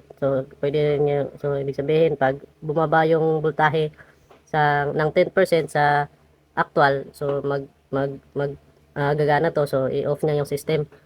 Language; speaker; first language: Filipino; non-native, local second language; Cebuano